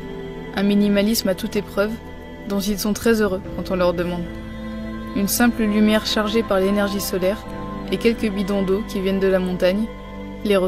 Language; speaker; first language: French; native; French